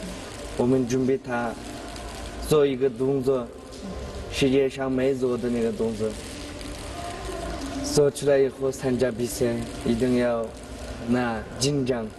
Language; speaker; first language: Chinese; non-native, local second language; Uyghur